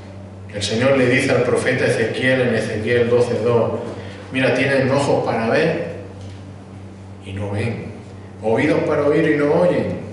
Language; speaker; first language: Spanish; native; Spanish